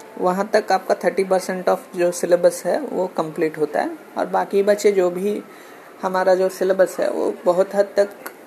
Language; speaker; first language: Hindi; non-native, local second language; Telugu